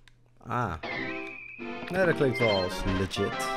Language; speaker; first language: Dutch; native; Dutch